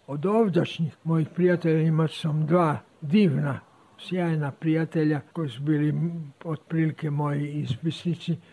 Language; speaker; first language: Serbian; native; Serbian